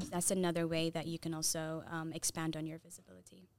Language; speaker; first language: English; non-native, fluent; Tigrinya